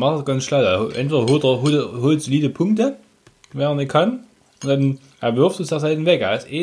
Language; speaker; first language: German; native; German